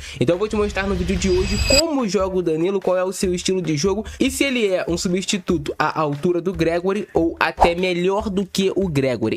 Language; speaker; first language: Portuguese; native; Portuguese